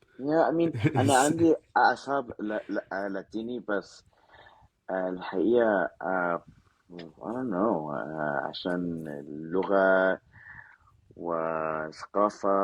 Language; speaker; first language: Arabic; non-native, learner; Spanish